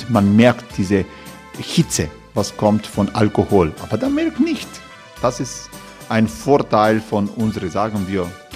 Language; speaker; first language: German; non-native, learner; Croatian